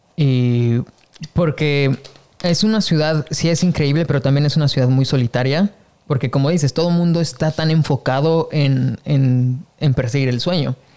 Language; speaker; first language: Spanish; native; Spanish